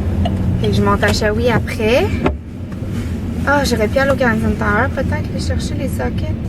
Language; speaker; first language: French; native; French